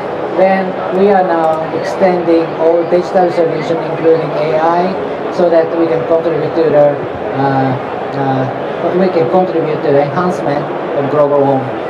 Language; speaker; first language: English; non-native, fluent; Japanese